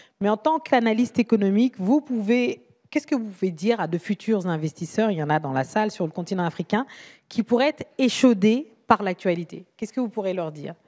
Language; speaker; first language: French; native; French